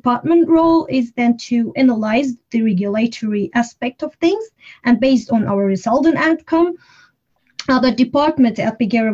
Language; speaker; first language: English; non-native, fluent; Arabic